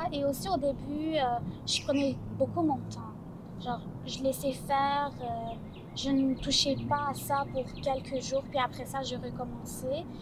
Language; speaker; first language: French; non-native, fluent; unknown